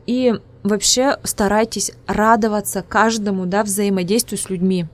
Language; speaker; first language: Russian; non-native, local second language; Udmurt